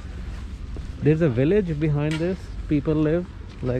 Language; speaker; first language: English; non-native, fluent; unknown